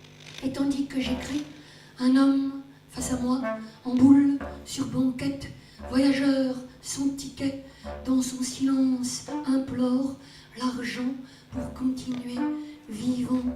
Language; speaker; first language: French; native; French